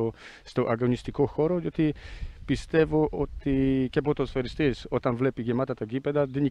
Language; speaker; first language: Greek; non-native, fluent; Polish